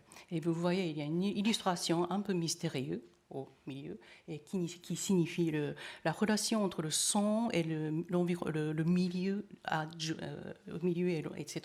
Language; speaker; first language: French; non-native, learner; Japanese